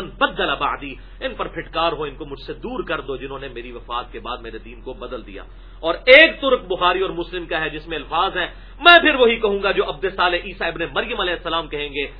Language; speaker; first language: Urdu; non-native, local second language; Punjabi